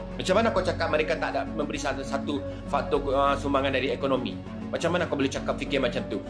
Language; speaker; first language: Malay; native; Malay